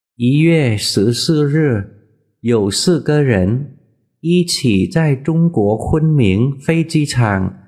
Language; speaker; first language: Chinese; non-native, fluent; Vietnamese